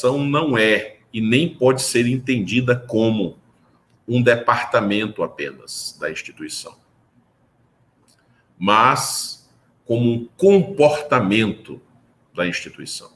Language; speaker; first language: Portuguese; native; Portuguese